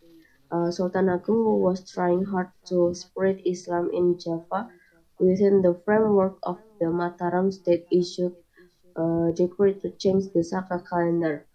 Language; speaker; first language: English; non-native, learner; Indonesian